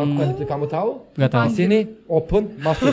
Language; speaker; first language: Indonesian; non-native, learner; Turkish